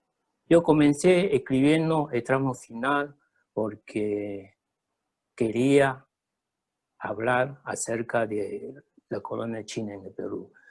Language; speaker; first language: Spanish; early bilingual, other home language; Chinese